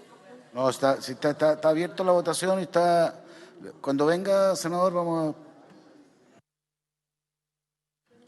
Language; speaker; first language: Spanish; native; Spanish